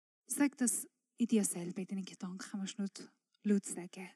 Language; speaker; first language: German; non-native, fluent; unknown